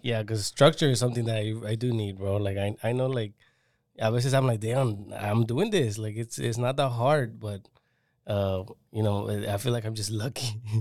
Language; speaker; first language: English; early bilingual, other home language; Spanish